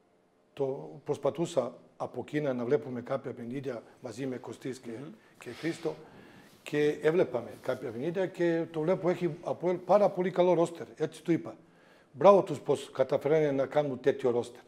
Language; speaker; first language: Greek; non-native, fluent; Serbian